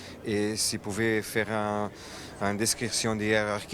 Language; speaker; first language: French; non-native, fluent; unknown